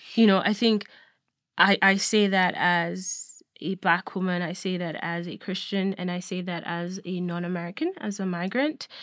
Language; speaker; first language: English; non-native, local second language; Yoruba